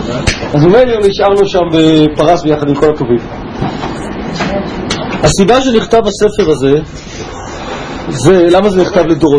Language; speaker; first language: Hebrew; native; Hebrew